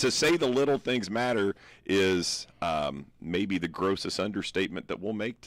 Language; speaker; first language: English; native; English